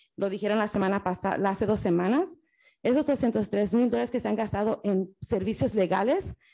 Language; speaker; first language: Spanish; early bilingual, heritage; Spanish